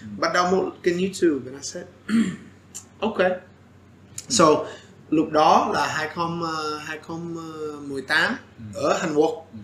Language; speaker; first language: Vietnamese; non-native, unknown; English